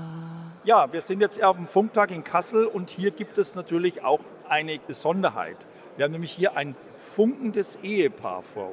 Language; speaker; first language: German; native; German